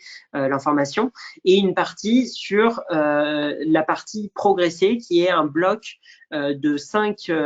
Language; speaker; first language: French; native; French